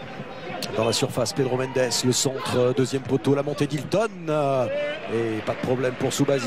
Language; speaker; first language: French; native; French